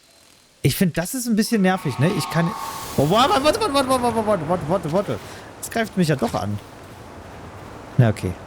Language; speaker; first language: German; native; German